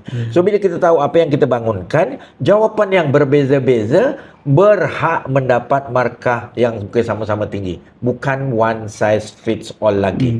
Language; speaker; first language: Malay; native; Malay